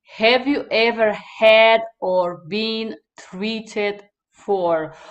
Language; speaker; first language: English; non-native, fluent; Bulgarian